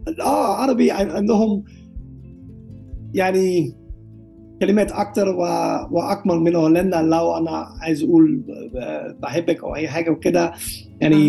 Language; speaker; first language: Arabic; non-native, learner; Dutch